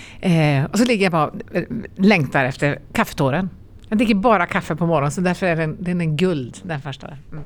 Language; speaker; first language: Swedish; native; Swedish